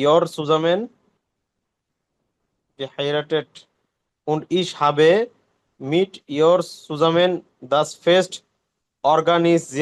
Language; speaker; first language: German; non-native, learner; Bangla